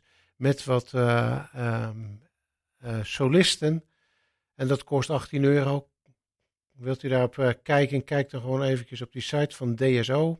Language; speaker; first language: Dutch; native; Dutch